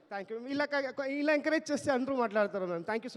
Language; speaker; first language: Telugu; non-native, local second language; Kannada